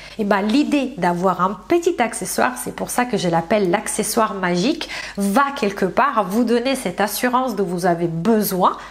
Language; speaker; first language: French; non-native, fluent; Italian